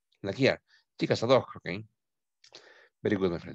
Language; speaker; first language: English; non-native, fluent; Spanish